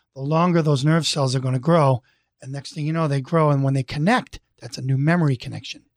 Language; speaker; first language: English; native; English